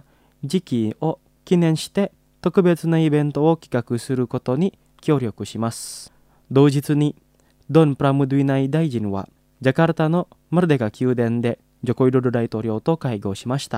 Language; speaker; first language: Japanese; non-native, fluent; Indonesian